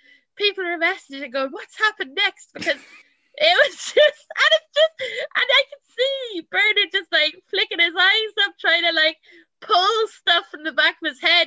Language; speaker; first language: English; native; English